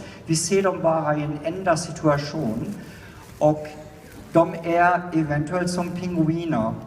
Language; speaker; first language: Swedish; non-native, fluent; German